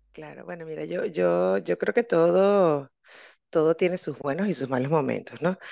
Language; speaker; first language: Spanish; native; Spanish